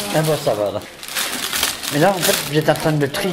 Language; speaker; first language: French; native; French